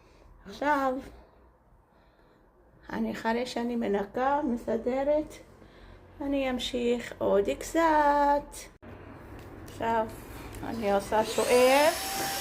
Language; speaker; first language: Hebrew; non-native, learner; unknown